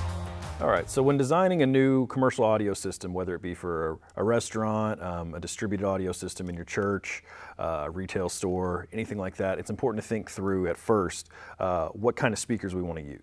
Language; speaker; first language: English; native; English